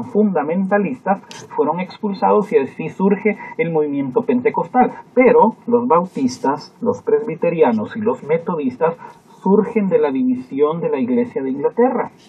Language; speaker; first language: Spanish; native; Spanish